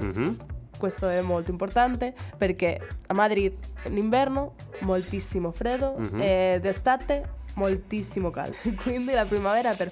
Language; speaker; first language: Italian; non-native, fluent; Spanish